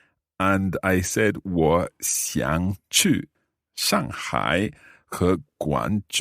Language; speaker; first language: Chinese; non-native, learner; English